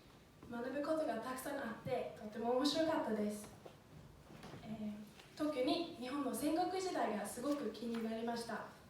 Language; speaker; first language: Japanese; non-native, fluent; Swedish